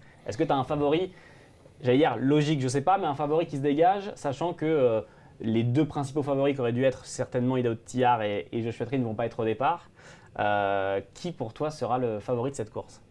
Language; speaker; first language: French; native; French